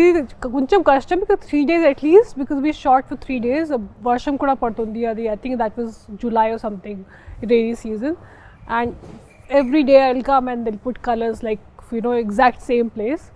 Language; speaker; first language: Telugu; non-native, local second language; Hindi